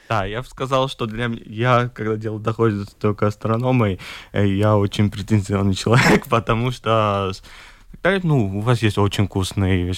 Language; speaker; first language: Russian; non-native, fluent; Georgian